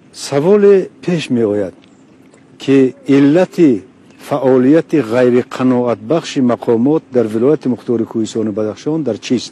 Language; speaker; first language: Tajik; non-native, local second language; Shughni